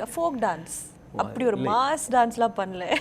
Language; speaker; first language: Tamil; non-native, learner; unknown